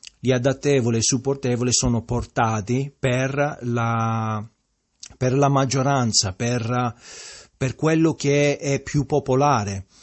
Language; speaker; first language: Italian; early bilingual, heritage; Italian